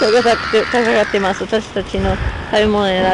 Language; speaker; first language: Japanese; non-native, fluent; English